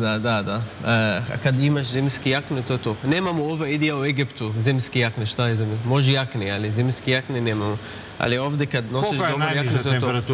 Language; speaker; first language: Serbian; non-native, learner; Arabic